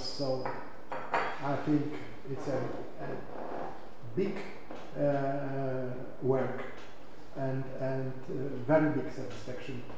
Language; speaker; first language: English; non-native, learner; Polish